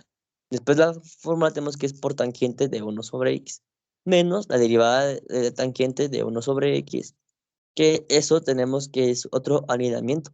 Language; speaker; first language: Spanish; native; Spanish